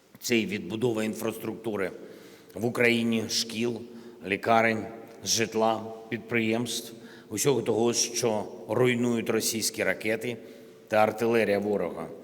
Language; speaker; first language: Ukrainian; non-native, local second language; Russian